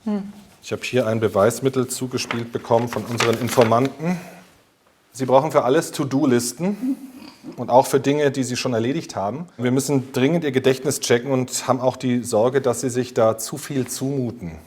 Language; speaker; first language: German; native; German